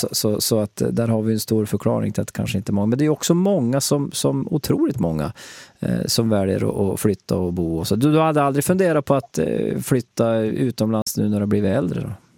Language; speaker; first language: Swedish; native; Swedish